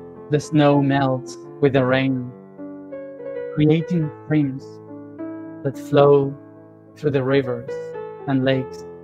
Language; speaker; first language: English; non-native, fluent; Spanish